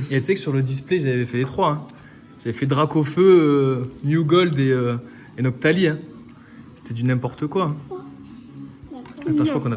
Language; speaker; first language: French; native; French